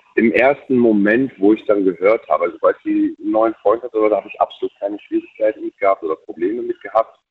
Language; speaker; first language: German; native; German